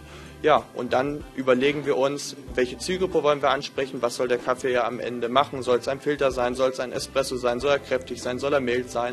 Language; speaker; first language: German; native; German